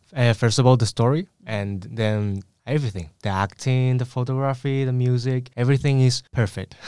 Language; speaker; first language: English; non-native, learner; Spanish